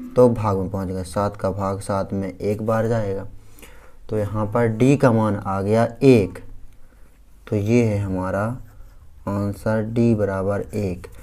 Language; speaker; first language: Hindi; native; Hindi